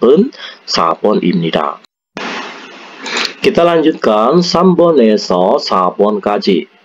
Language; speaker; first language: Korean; non-native, fluent; Indonesian